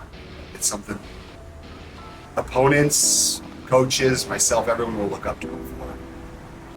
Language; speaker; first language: English; native; English